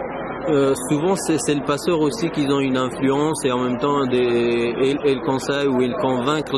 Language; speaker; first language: French; non-native, fluent; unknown